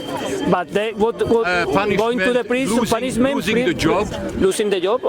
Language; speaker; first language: English; non-native, learner; Spanish